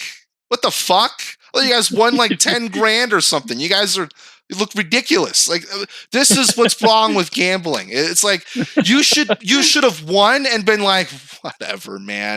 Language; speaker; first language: English; native; English